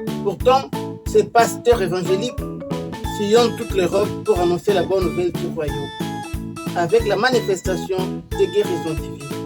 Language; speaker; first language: French; non-native, local second language; Lingala